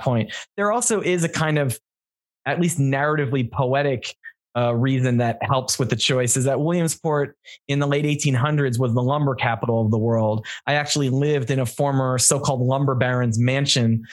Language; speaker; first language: English; native; English